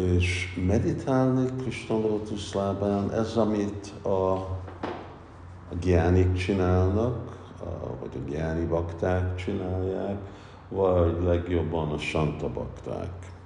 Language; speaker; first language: Hungarian; early bilingual, heritage; Hungarian